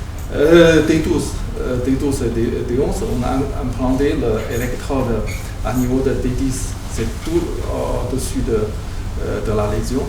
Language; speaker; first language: French; non-native, learner; Chinese